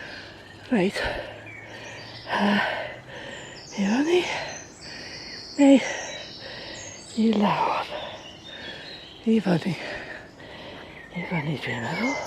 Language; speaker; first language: Welsh; non-native, fluent; English